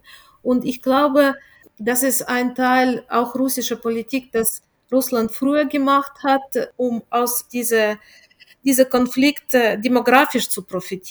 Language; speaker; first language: German; non-native, fluent; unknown